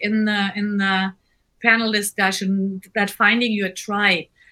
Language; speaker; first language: English; non-native, fluent; German